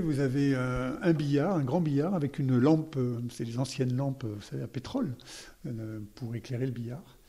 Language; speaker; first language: French; native; French